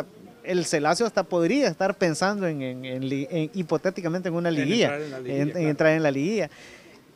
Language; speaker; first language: Spanish; native; Spanish